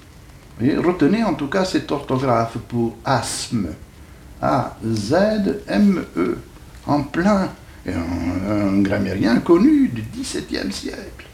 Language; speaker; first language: French; native; French